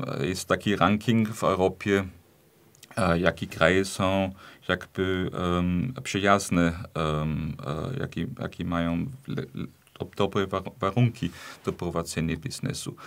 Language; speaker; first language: Polish; non-native, fluent; German